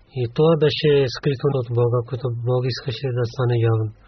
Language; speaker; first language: Bulgarian; non-native, learner; Urdu